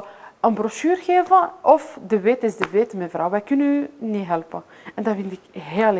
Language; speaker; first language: Dutch; non-native, fluent; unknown